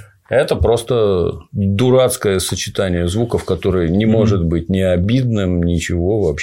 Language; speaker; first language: Russian; native; Russian